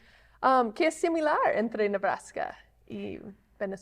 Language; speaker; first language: Spanish; non-native, fluent; English